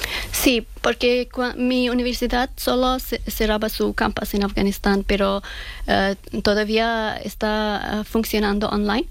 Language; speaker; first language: Spanish; non-native, learner; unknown